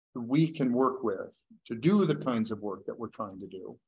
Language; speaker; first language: English; native; English